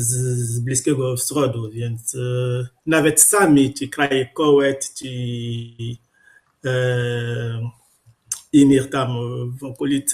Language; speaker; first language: Polish; non-native, fluent; Lingala